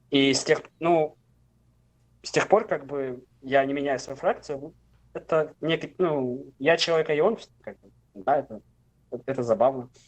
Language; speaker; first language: Russian; native; Russian